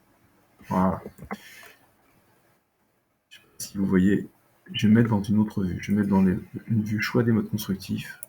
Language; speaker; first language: French; native; French